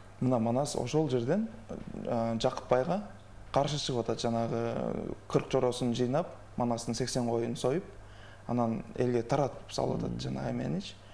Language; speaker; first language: Kyrgyz; native; Kyrgyz